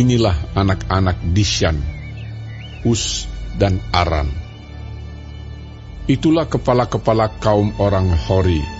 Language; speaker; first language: Indonesian; native; Indonesian